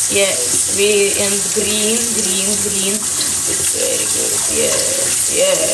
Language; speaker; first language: English; non-native, learner; Russian